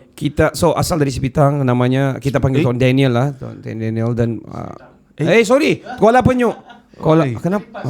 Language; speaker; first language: Malay; native; Malay